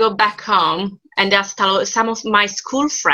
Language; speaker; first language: English; non-native, fluent; Italian